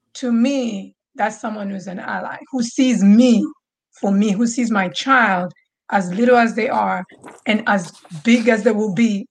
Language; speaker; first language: English; non-native, local second language; Swahili